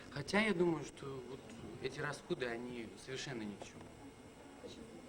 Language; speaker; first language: Russian; native; Russian